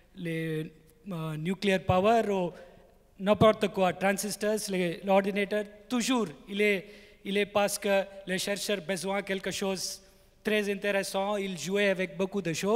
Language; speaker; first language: French; non-native, learner; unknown